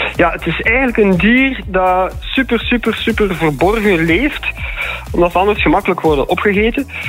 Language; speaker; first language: Dutch; native; Dutch